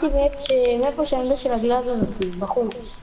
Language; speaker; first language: Hebrew; native; Hebrew